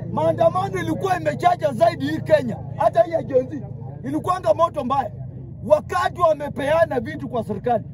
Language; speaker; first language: Swahili; non-native, local second language; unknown